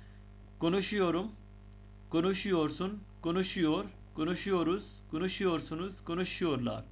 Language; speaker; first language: Turkish; non-native, fluent; Urdu